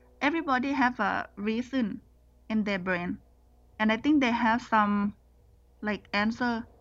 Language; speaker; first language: English; non-native, learner; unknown